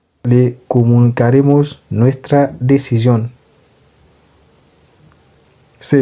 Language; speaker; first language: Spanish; non-native, fluent; Haitian Creole